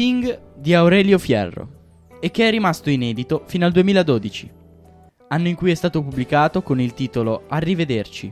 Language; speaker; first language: Italian; native; Italian